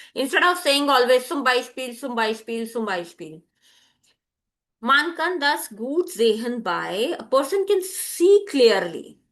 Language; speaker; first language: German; non-native, fluent; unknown